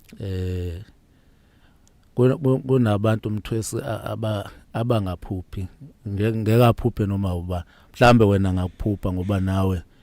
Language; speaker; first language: Zulu; native; Zulu